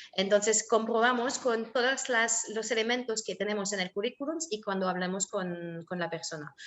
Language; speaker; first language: Spanish; non-native, fluent; French